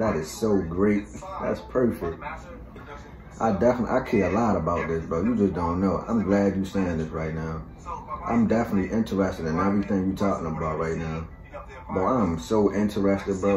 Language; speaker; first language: English; native; English